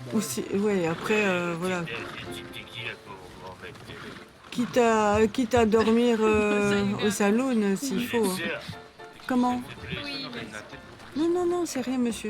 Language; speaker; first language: French; native; French